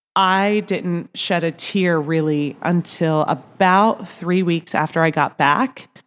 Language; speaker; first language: English; native; English